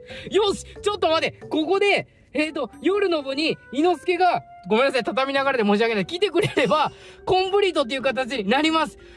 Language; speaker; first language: Japanese; native; Japanese